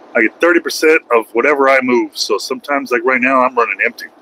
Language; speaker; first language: English; native; English